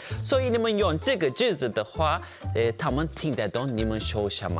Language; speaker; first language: Chinese; non-native, fluent; Turkish